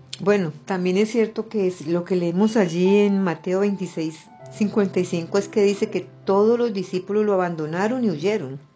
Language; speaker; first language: Spanish; native; Spanish